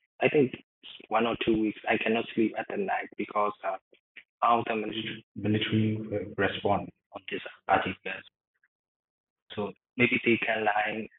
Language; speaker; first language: English; non-native, learner; Burmese